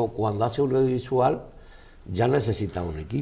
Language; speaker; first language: Spanish; native; Spanish